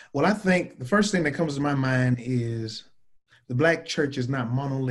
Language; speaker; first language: English; native; English